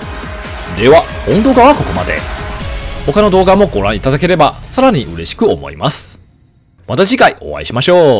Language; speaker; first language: Japanese; non-native, fluent; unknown